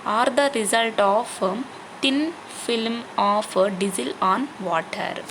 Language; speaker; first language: English; non-native, local second language; Telugu